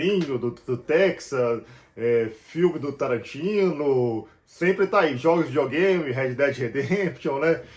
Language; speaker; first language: Portuguese; native; Portuguese